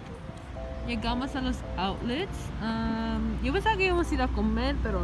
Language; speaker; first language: Spanish; early bilingual, heritage; Spanish